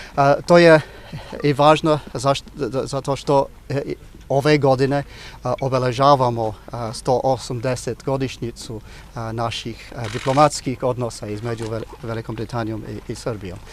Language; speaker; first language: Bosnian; non-native, fluent; English